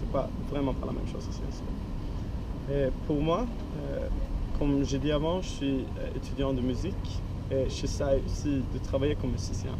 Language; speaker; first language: French; non-native, learner; Swedish